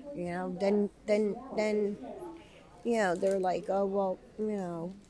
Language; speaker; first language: English; native; English